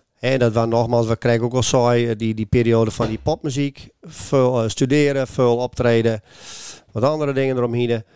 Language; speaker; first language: Dutch; native; Dutch